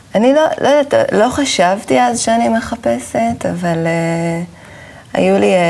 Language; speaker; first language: Hebrew; native; Hebrew